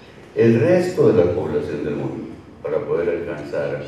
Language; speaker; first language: Spanish; native; Spanish